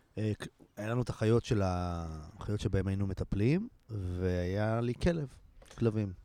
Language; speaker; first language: Hebrew; native; Hebrew